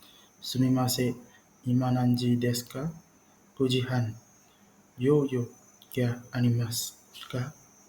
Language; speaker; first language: Japanese; non-native, learner; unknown